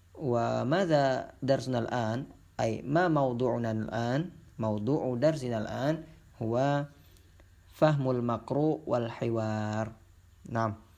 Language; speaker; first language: Arabic; non-native, fluent; Indonesian